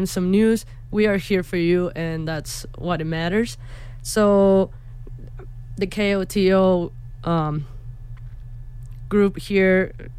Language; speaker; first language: English; non-native, fluent; Spanish